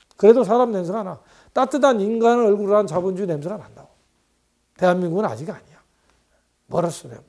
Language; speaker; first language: Korean; native; Korean